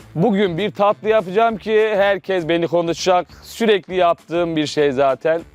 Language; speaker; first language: Turkish; native; Turkish